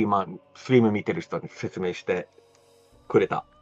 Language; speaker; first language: Japanese; non-native, fluent; English